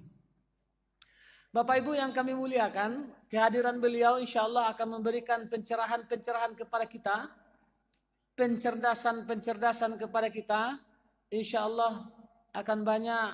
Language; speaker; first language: Indonesian; non-native, local second language; Minangkabau